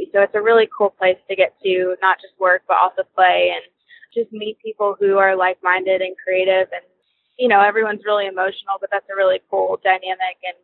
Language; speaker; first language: English; native; English